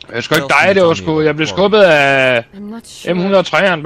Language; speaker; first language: Danish; native; Danish